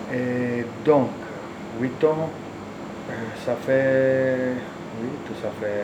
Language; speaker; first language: French; non-native, learner; Italian